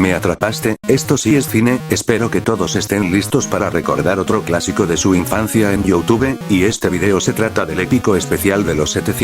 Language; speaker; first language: Spanish; native; Spanish